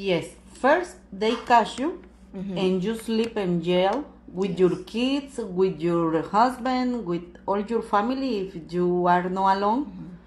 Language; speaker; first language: English; non-native, learner; Spanish